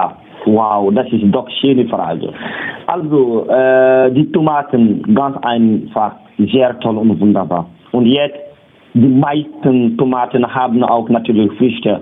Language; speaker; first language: German; non-native, learner; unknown